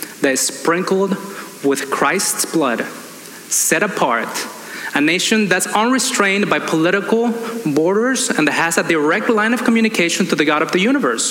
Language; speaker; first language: English; non-native, fluent; Spanish